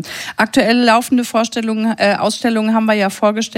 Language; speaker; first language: German; native; German